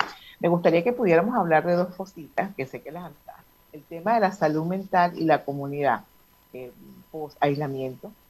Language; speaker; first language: Spanish; native; Spanish